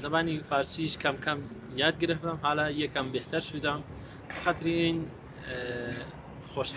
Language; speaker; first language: Persian; non-native, learner; Kurdish